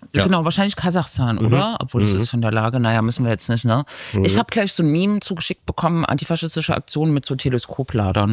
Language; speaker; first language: German; native; German